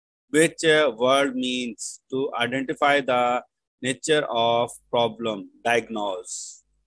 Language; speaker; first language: English; non-native, local second language; Urdu